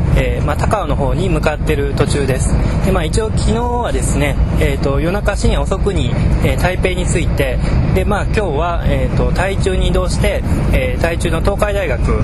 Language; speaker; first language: Japanese; native; Japanese